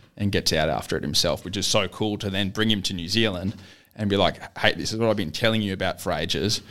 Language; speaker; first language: English; native; English